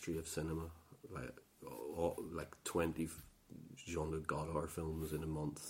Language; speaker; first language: English; native; English